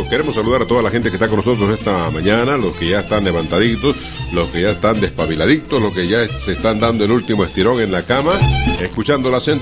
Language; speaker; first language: Spanish; native; Spanish